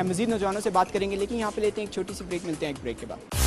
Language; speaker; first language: Urdu; native; Urdu